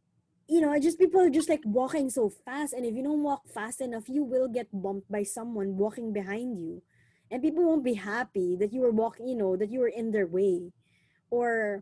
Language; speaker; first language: English; non-native, local second language; Filipino